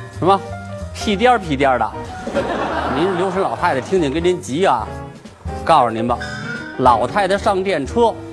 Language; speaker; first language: Chinese; native; Chinese